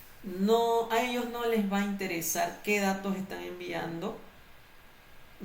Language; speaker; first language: Spanish; native; Spanish